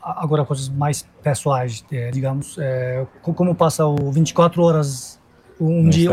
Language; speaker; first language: Portuguese; non-native, fluent; Turkish